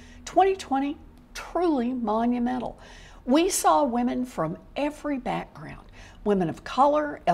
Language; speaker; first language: English; native; English